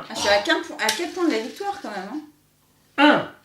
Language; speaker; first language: French; native; French